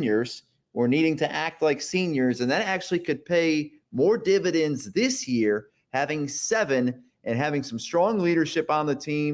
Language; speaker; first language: English; native; English